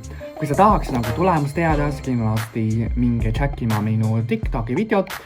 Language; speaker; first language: Estonian; non-native, fluent; Chinese